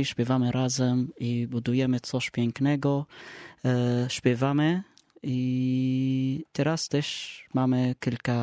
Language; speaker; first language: Polish; non-native, learner; Arabic